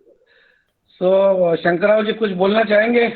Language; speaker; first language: Hindi; native; Hindi